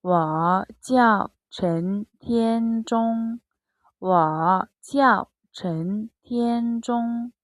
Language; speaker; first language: Chinese; non-native, fluent; Mongolian